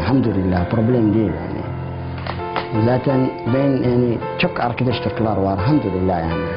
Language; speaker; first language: Turkish; non-native, learner; Somali